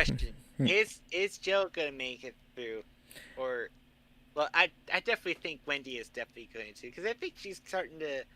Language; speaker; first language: English; native; English